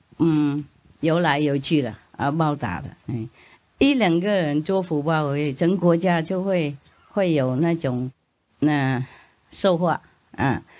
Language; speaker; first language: Chinese; non-native, fluent; Vietnamese